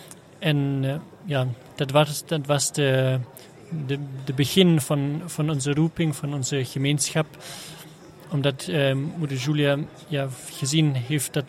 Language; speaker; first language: Dutch; non-native, learner; German